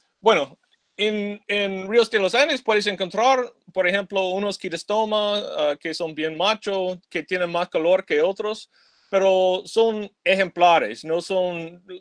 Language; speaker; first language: Spanish; non-native, fluent; English